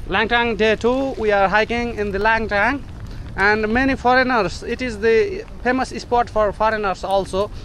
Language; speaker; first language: English; non-native, local second language; Nepali